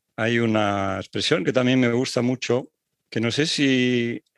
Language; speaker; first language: Spanish; native; Spanish